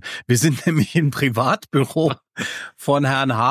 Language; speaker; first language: German; native; German